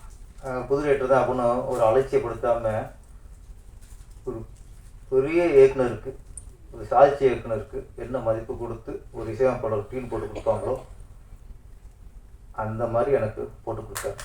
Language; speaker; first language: Tamil; native; Tamil